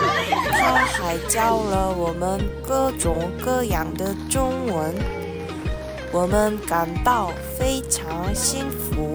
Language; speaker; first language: Chinese; non-native, learner; Korean